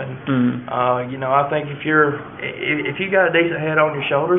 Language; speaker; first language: English; native; English